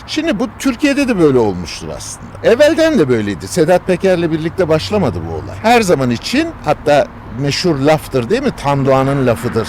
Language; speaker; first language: Turkish; native; Turkish